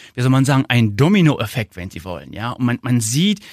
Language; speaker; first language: German; native; German